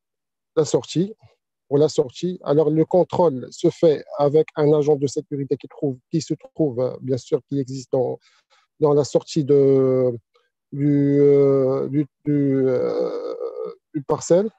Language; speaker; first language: French; non-native, local second language; Arabic